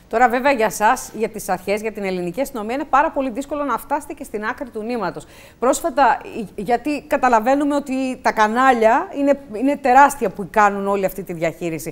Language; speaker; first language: Greek; native; Greek